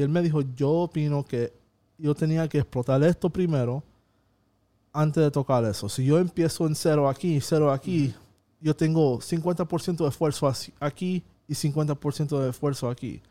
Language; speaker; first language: Spanish; early bilingual, heritage; Spanish